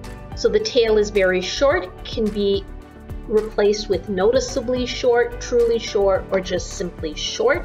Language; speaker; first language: English; native; English